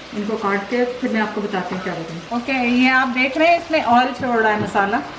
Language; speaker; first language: Urdu; native; Urdu